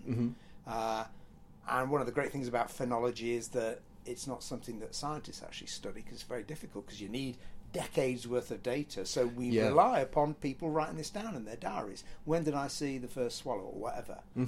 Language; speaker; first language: English; native; English